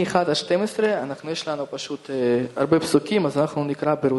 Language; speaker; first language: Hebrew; non-native, fluent; Russian